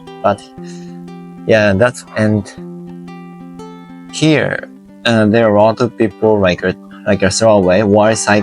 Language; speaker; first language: English; non-native, learner; Japanese